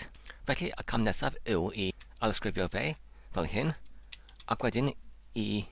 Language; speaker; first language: Welsh; non-native, learner; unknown